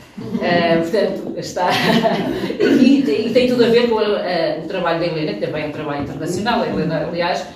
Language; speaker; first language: Portuguese; native; Portuguese